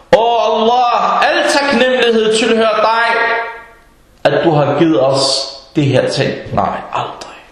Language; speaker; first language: Danish; early bilingual, other home language; Arabic